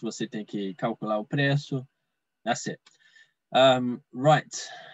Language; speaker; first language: Portuguese; non-native, fluent; English